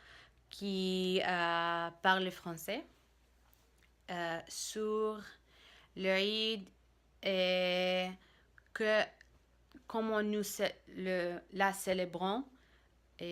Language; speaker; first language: French; non-native, learner; English